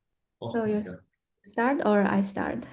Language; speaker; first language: English; non-native, fluent; Chinese